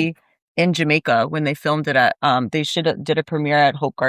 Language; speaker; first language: English; native; English